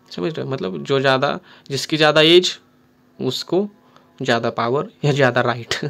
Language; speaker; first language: Hindi; non-native, local second language; Marathi